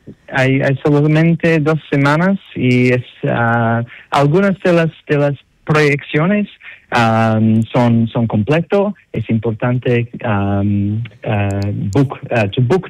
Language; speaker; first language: Spanish; non-native, learner; English